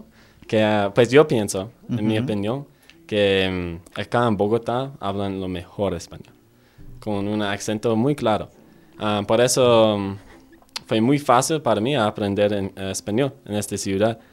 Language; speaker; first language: Spanish; non-native, fluent; English